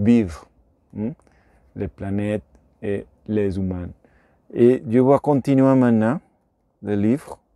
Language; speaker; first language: French; non-native, learner; Spanish